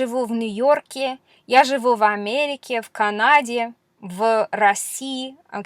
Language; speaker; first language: Russian; non-native, fluent; English